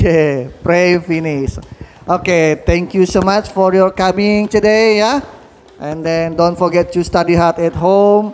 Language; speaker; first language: English; non-native, fluent; Indonesian